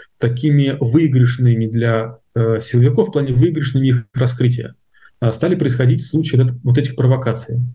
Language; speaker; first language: Russian; native; Russian